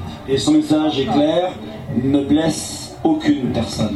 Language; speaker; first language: French; native; French